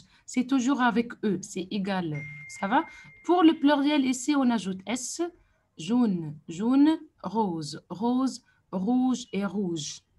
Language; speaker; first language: French; non-native, fluent; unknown